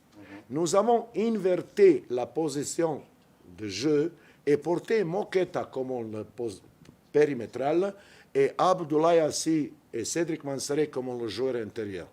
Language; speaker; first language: French; non-native, fluent; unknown